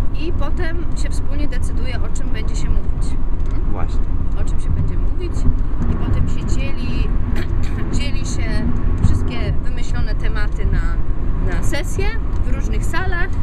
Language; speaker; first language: Polish; non-native, fluent; English